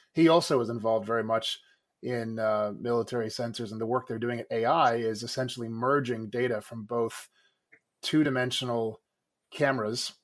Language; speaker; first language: English; native; English